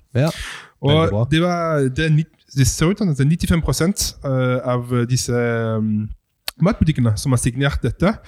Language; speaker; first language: Norwegian; non-native, fluent; French